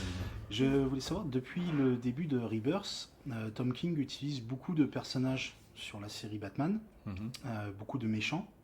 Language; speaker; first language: French; native; French